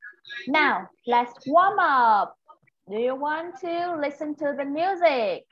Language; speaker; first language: English; non-native, fluent; Vietnamese